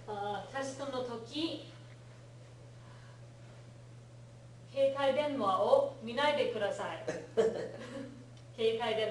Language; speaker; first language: Japanese; non-native, fluent; English